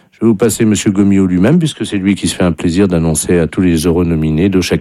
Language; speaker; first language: French; native; French